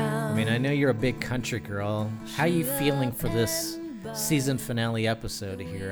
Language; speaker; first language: English; native; English